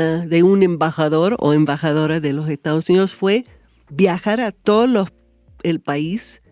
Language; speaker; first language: Spanish; non-native, fluent; English